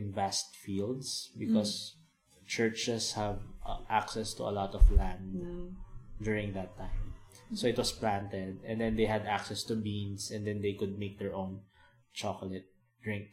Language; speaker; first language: English; non-native, local second language; Filipino